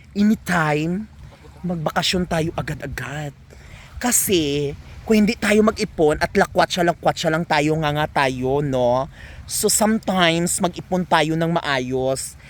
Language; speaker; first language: Filipino; non-native, local second language; Cebuano